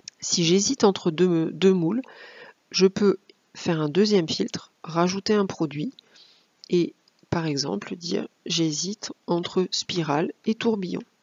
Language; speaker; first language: French; native; French